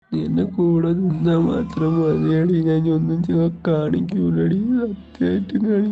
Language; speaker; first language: Malayalam; native; Malayalam